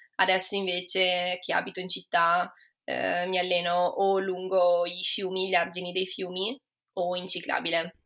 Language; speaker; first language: Italian; native; Italian